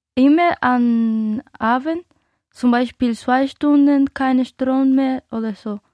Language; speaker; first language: German; non-native, learner; Spanish